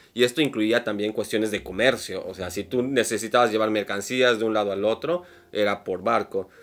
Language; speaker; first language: Spanish; native; Spanish